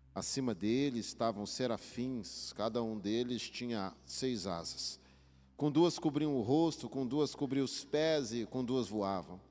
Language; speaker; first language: Portuguese; native; Portuguese